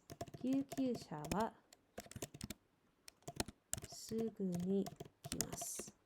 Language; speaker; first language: Japanese; non-native, learner; English